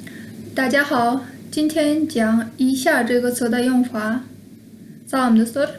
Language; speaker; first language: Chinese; non-native, fluent; Kyrgyz